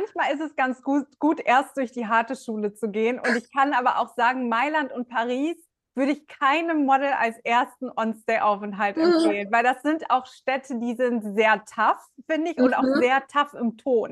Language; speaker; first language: German; native; German